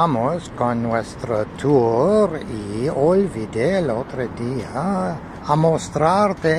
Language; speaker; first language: Spanish; non-native, learner; English